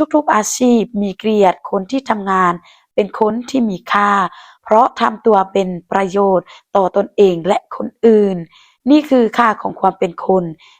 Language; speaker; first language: Thai; non-native, local second language; Lao